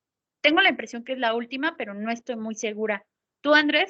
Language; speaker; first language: Spanish; native; Spanish